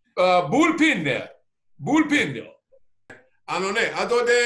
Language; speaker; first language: Japanese; non-native, learner; English